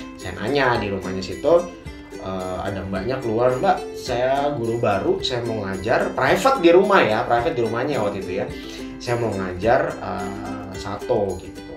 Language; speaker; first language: Indonesian; native; Indonesian